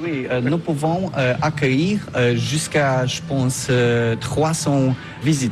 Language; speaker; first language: French; non-native, learner; Polish